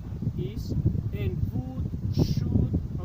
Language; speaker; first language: English; non-native, fluent; Tajik